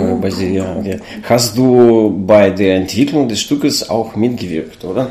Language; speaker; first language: German; non-native, learner; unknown